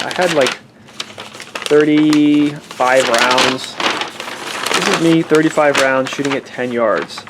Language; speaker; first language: English; native; English